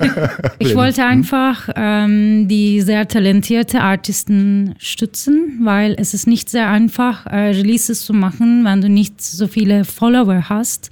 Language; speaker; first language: German; non-native, learner; Turkish